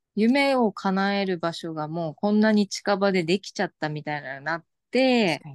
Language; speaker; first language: Japanese; native; Japanese